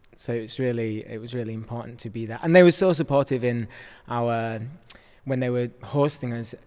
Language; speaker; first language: English; native; English